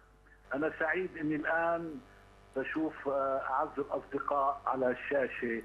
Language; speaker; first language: Arabic; native; Arabic